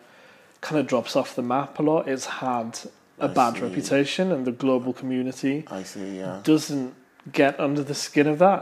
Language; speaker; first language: English; native; English